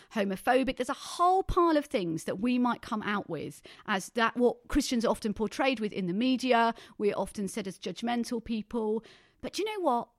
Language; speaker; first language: English; native; English